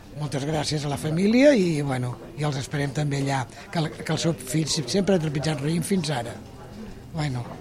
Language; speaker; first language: Catalan; native; Catalan